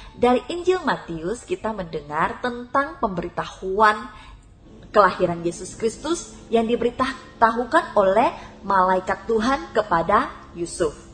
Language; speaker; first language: Indonesian; native; Indonesian